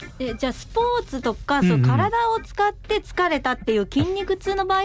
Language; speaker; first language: Japanese; native; Japanese